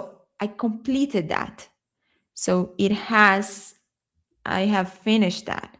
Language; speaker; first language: English; non-native, fluent; Portuguese